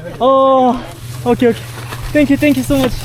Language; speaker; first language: English; non-native, learner; Korean